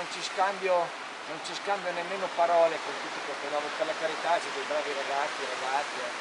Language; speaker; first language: Italian; native; Italian